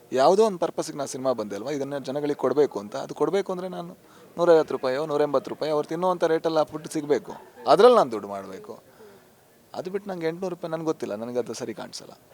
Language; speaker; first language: Kannada; non-native, local second language; Tulu